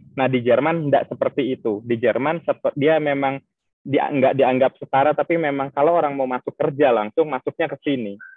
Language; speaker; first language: Indonesian; native; Indonesian